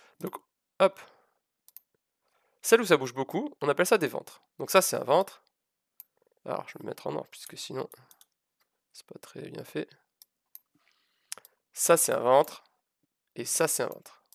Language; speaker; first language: French; native; French